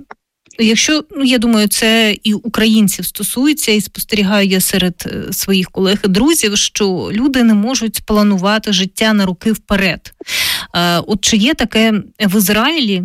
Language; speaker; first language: Ukrainian; native; Ukrainian